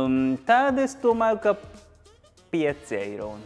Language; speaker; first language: Latvian; non-native, learner; Japanese